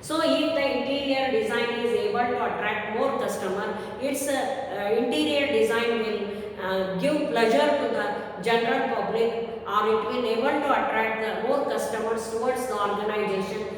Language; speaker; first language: English; non-native, local second language; Kannada